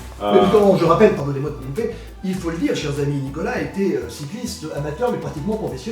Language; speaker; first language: French; native; French